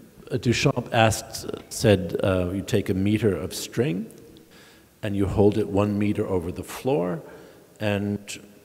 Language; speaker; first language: English; native; English